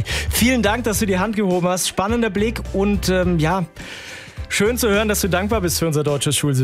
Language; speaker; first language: German; native; German